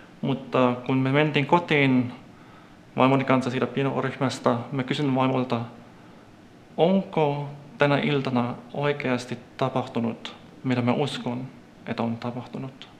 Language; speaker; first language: Finnish; non-native, fluent; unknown